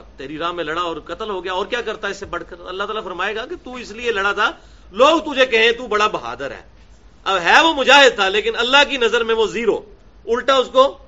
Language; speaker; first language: Urdu; native; Urdu